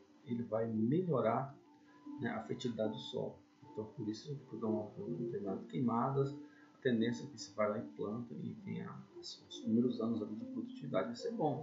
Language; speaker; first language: Portuguese; native; Portuguese